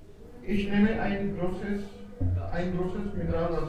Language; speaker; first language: German; non-native, learner; Hindi